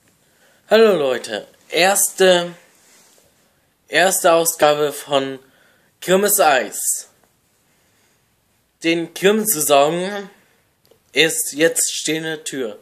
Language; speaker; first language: German; non-native, learner; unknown